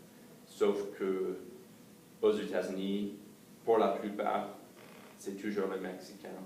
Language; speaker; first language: French; non-native, fluent; English